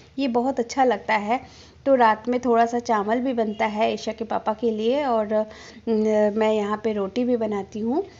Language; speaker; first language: Hindi; non-native, local second language; Bangla